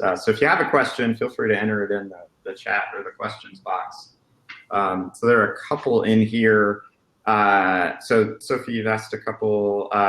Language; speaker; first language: English; native; English